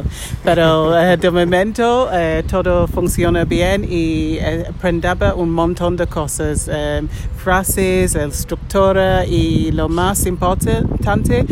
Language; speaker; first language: Spanish; non-native, learner; English